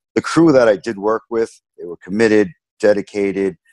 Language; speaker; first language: English; native; English